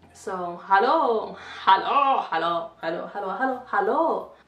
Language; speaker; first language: German; non-native, learner; French